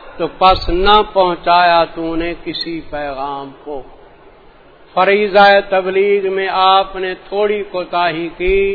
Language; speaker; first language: Urdu; non-native, local second language; Saraiki